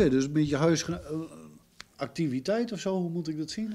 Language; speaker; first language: Dutch; native; Dutch